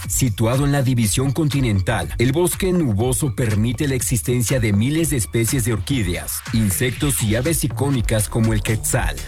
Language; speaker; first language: Spanish; native; Spanish